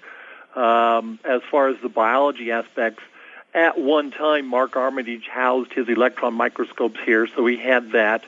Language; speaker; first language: English; native; English